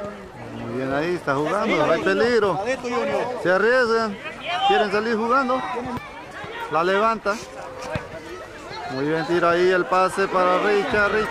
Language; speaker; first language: Spanish; native; Spanish